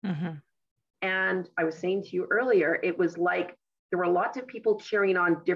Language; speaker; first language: English; native; English